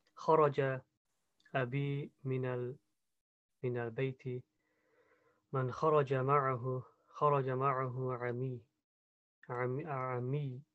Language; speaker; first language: Arabic; non-native, learner; English